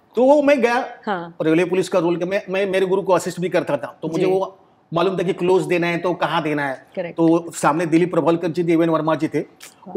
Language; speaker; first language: Hindi; non-native, local second language; Marathi